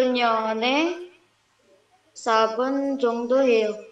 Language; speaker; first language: Korean; non-native, learner; Indonesian